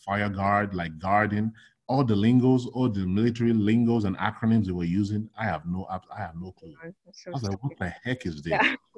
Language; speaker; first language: English; non-native, local second language; Yoruba